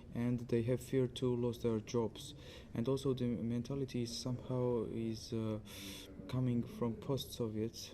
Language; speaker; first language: English; non-native, learner; Georgian